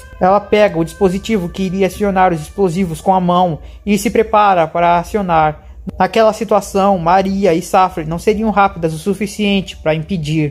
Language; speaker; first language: Portuguese; native; Portuguese